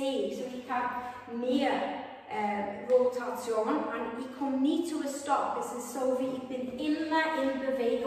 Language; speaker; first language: German; non-native, fluent; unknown